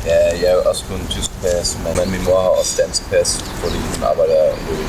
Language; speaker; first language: Danish; non-native, local second language; German